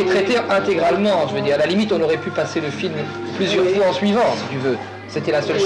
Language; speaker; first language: French; native; French